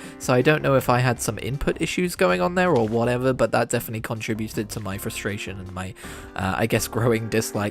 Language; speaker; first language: English; native; English